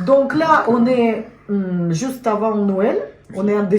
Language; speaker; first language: French; non-native, fluent; Russian